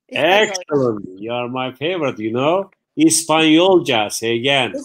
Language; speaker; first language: English; non-native, fluent; Turkish